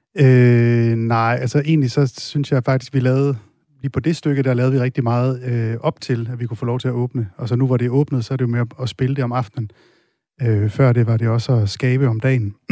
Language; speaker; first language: Danish; native; Danish